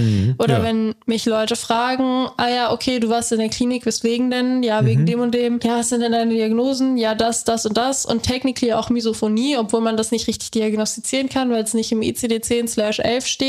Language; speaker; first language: German; native; German